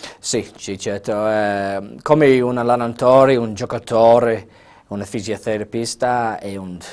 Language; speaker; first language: Italian; non-native, learner; English